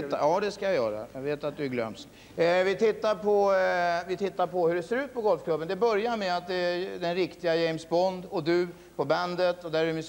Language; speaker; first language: Swedish; native; Swedish